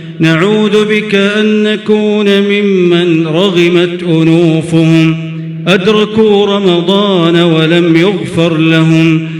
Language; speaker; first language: Arabic; native; Arabic